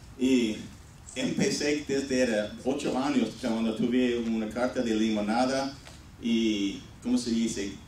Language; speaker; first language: Spanish; non-native, fluent; English